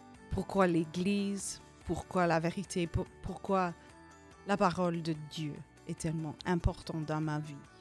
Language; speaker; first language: French; non-native, fluent; English